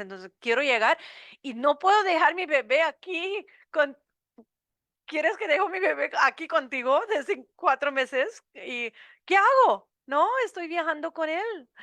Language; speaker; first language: Spanish; non-native, learner; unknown